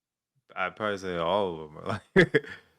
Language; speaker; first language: English; native; English